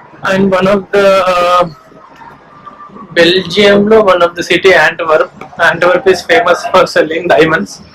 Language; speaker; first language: English; non-native, local second language; Telugu